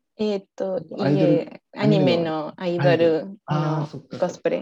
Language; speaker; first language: Japanese; non-native, learner; Spanish